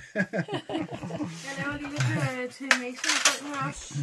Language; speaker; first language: Danish; native; Danish